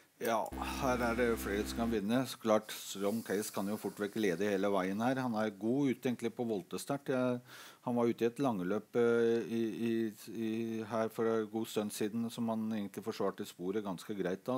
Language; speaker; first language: Norwegian; native; Norwegian